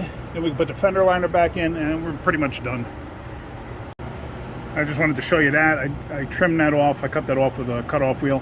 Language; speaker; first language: English; native; English